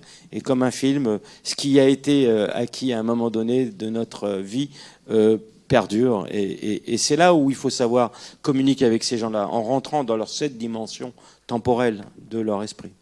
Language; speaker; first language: French; native; French